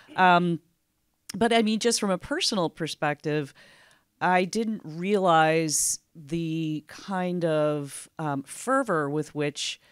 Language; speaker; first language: English; native; English